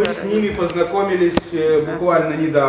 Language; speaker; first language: Russian; native; Russian